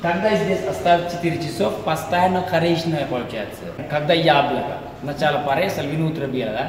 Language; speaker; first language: Russian; non-native, learner; Sinhala